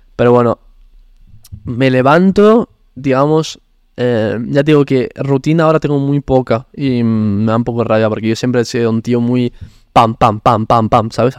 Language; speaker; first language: Spanish; early bilingual, other home language; Italian